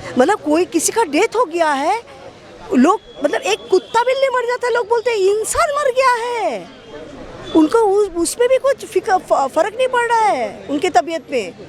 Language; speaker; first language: Hindi; non-native, local second language; Bangla